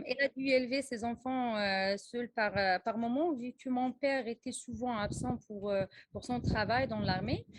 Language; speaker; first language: French; non-native, local second language; Arabic